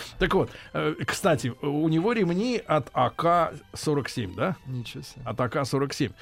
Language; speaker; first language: Russian; native; Russian